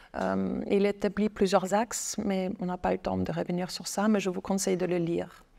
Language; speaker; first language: French; non-native, fluent; German